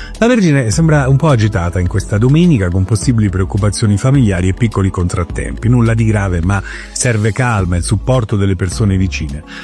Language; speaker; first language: Italian; native; Italian